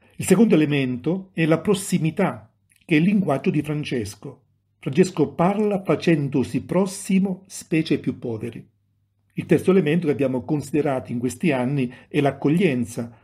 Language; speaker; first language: Italian; native; Italian